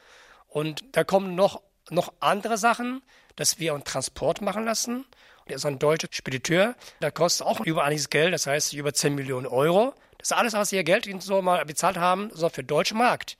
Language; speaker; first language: German; non-native, learner; Chinese